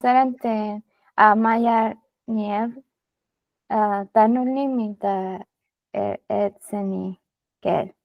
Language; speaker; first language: Hungarian; non-native, learner; Spanish